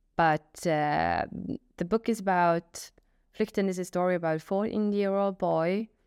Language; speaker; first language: English; non-native, fluent; Swedish